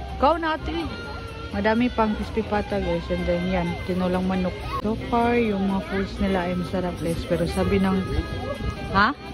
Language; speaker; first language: Filipino; non-native, local second language; Cebuano